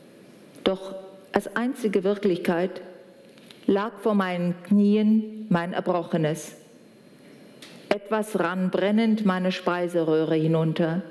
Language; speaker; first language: German; native; German